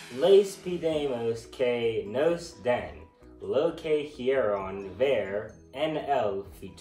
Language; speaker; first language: Spanish; non-native, learner; English